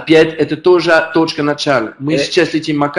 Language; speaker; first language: Russian; non-native, learner; French